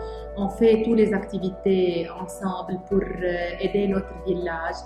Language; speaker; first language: French; non-native, local second language; Arabic